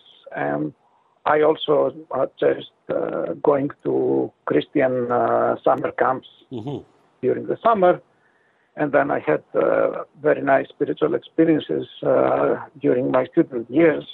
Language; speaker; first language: English; non-native, fluent; Greek